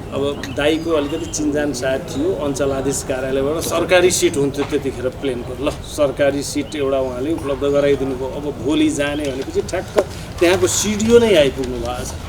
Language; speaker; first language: Nepali; non-native, local second language; Maithili